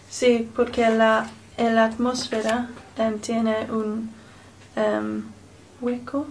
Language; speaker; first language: Spanish; non-native, learner; English